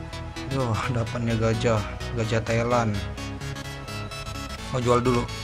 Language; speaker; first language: Indonesian; native; Indonesian